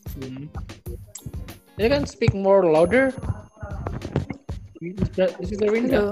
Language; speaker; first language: English; non-native, learner; Indonesian